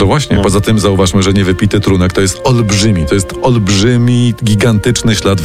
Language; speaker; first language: Polish; native; Polish